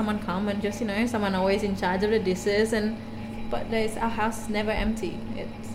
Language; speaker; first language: English; non-native, fluent; Indonesian